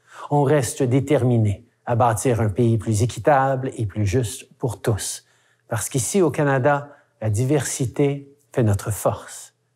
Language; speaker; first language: French; early bilingual, heritage; French